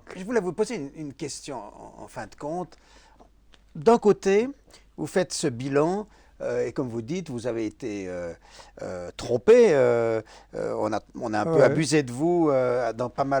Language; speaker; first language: French; native; French